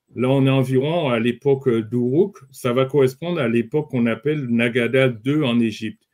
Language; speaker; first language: French; native; French